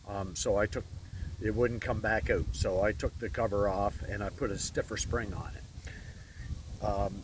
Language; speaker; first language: English; native; English